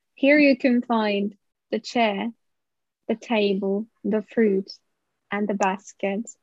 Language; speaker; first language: English; non-native, fluent; Finnish